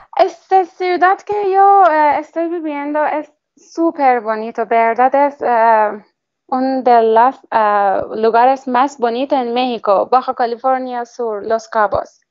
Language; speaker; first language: Spanish; non-native, learner; Persian